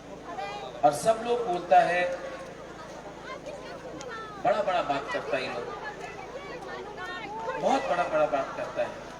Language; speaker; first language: Hindi; non-native, local second language; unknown